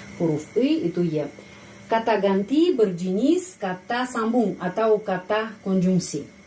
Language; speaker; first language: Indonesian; non-native, fluent; Russian